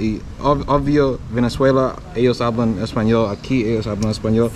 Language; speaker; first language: Spanish; non-native, learner; English